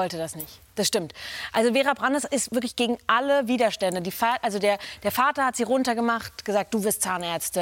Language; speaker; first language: German; native; German